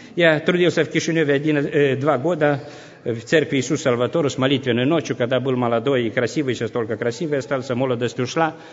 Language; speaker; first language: Russian; non-native, local second language; Romanian